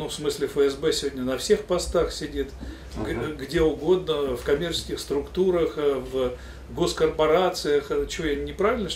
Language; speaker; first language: Russian; native; Russian